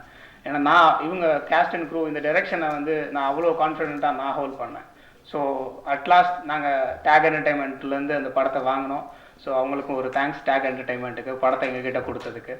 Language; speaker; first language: Tamil; native; Tamil